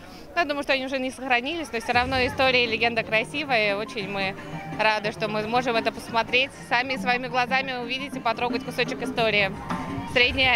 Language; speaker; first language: Russian; native; Russian